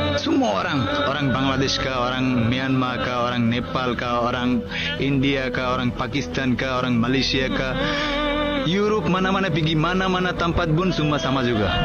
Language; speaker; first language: Malay; non-native, learner; Bangla